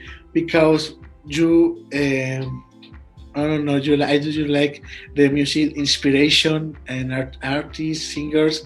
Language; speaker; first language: English; non-native, learner; Spanish